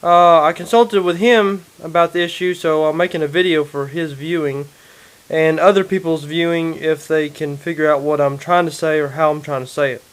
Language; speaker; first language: English; native; English